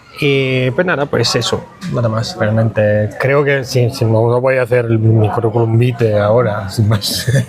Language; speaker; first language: Spanish; non-native, fluent; Italian